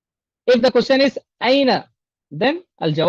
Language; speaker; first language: Arabic; non-native, fluent; Urdu